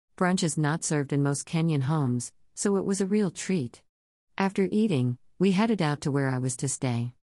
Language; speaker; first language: English; native; English